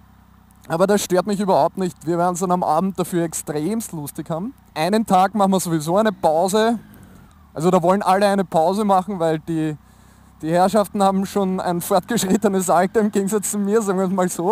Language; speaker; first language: German; native; German